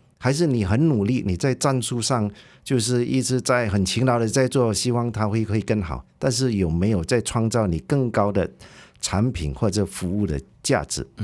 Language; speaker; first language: Chinese; native; Chinese